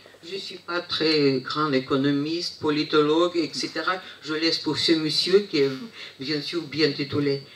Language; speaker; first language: French; non-native, fluent; Russian